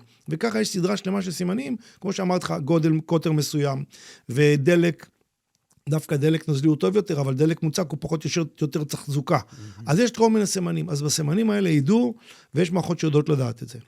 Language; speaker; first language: Hebrew; native; Hebrew